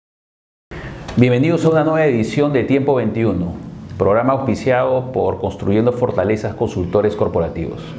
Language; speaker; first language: Spanish; native; Spanish